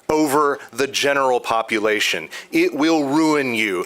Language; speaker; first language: English; native; English